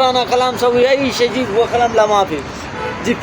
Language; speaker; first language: Arabic; non-native, learner; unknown